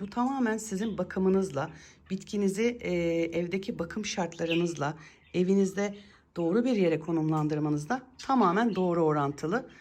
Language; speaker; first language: Turkish; native; Turkish